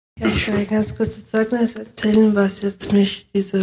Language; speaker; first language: German; early bilingual, other home language; Russian